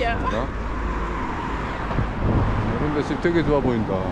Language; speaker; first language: Korean; native; Korean